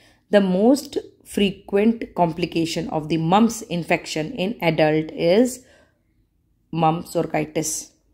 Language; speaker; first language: English; non-native, local second language; Hindi